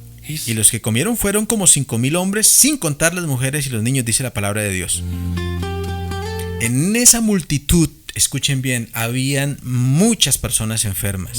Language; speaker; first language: Spanish; native; Spanish